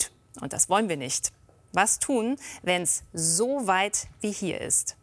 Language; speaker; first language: German; native; German